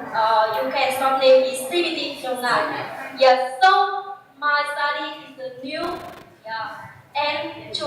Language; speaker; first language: English; non-native, learner; Vietnamese